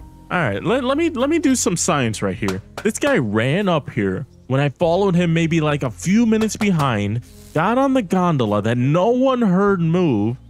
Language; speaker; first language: English; native; English